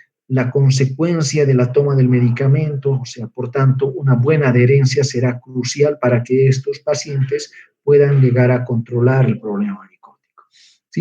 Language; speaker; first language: Spanish; native; Spanish